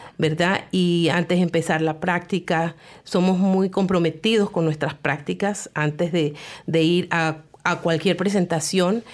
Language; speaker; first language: Spanish; native; Spanish